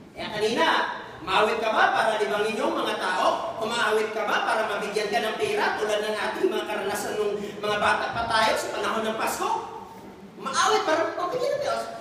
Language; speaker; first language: Filipino; non-native, local second language; Cebuano